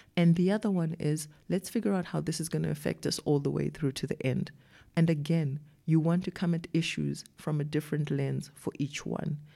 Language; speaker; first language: English; non-native, local second language; Shona